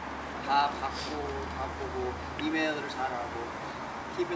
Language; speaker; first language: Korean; early bilingual, heritage; English